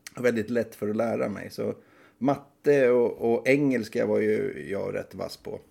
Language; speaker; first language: Swedish; native; Swedish